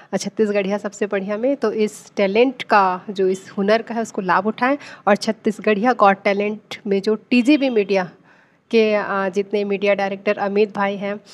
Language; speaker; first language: Hindi; native; Hindi